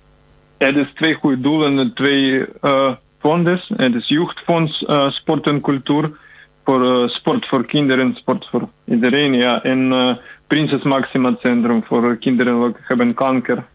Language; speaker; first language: Dutch; non-native, learner; Ukrainian